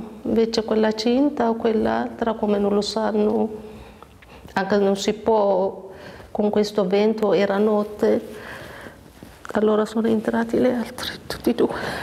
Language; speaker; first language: Italian; non-native, learner; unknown